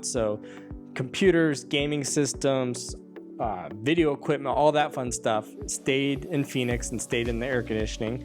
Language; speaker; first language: English; native; English